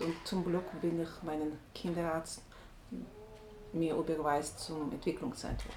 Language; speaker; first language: German; non-native, learner; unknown